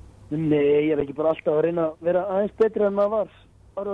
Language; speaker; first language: Icelandic; native; Icelandic